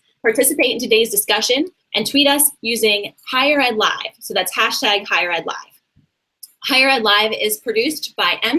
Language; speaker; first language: English; native; English